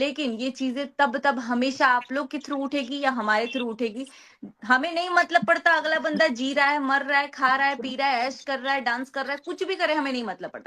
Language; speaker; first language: Hindi; native; Hindi